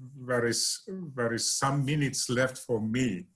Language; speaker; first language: English; non-native, fluent; Estonian